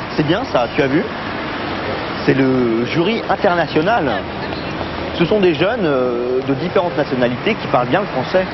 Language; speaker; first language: French; native; French